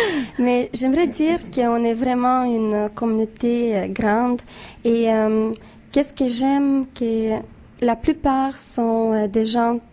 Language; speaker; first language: French; non-native, fluent; Romanian